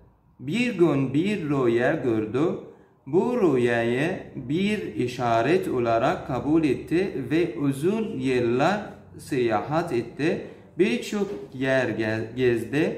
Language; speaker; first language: Turkish; non-native, learner; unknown